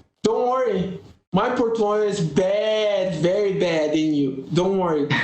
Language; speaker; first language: English; non-native, learner; Portuguese